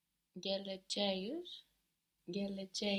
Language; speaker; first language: Turkish; non-native, learner; English